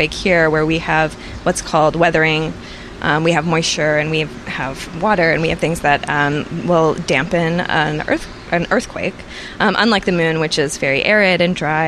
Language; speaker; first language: English; native; English